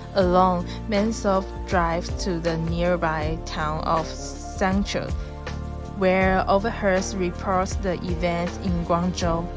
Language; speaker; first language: English; non-native, learner; Chinese